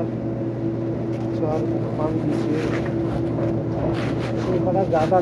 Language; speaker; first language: Hindi; non-native, local second language; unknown